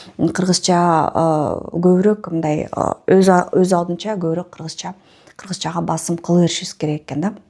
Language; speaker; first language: Kyrgyz; non-native, local second language; Russian